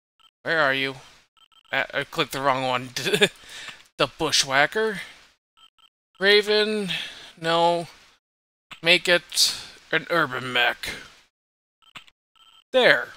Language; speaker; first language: English; native; English